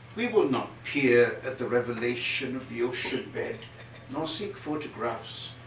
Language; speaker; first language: English; non-native, local second language; Tamil